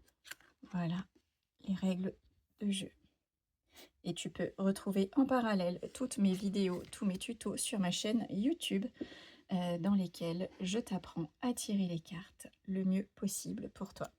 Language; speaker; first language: French; native; French